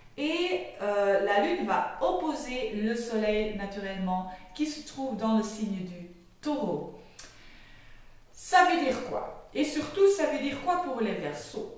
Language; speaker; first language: French; non-native, fluent; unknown